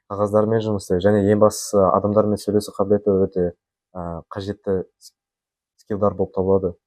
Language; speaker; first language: Kazakh; native; Kazakh